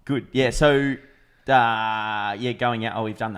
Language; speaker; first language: English; native; English